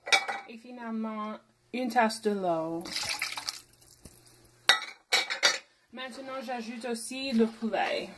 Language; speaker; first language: French; non-native, fluent; English